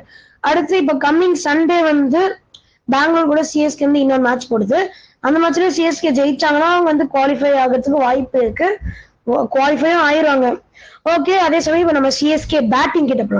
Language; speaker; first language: Tamil; native; Tamil